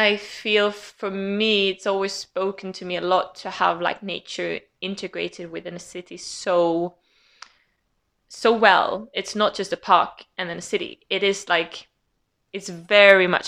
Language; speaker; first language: English; non-native, fluent; Swedish